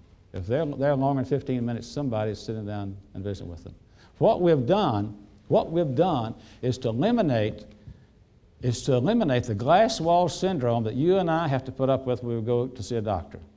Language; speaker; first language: English; native; English